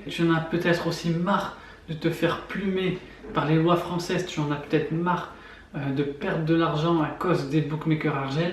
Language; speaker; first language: French; native; French